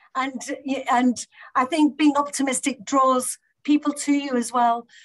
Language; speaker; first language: English; native; English